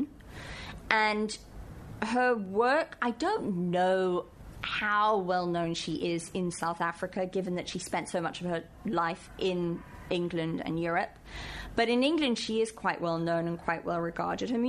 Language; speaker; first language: English; native; English